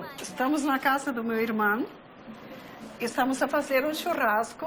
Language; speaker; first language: Portuguese; early bilingual, other home language; Galician